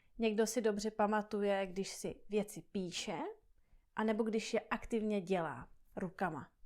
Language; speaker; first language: Czech; native; Czech